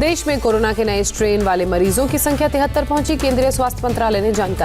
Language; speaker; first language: Hindi; native; Hindi